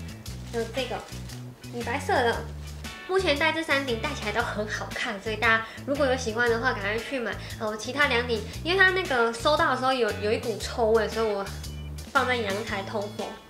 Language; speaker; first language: Chinese; native; Chinese